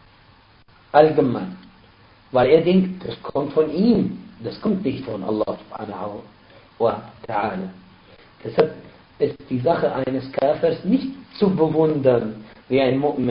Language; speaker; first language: German; non-native, fluent; Arabic